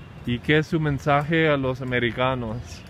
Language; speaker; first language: Spanish; non-native, learner; English